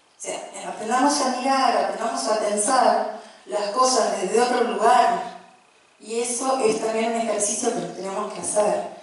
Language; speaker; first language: Spanish; native; Spanish